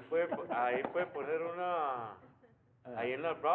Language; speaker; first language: Spanish; native; Spanish